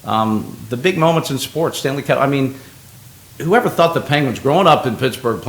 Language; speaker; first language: English; native; English